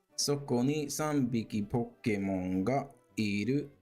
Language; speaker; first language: Japanese; non-native, learner; English